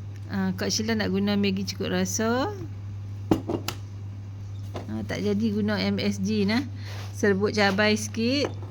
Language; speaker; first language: Malay; native; Malay